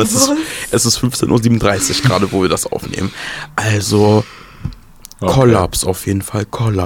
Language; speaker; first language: German; native; German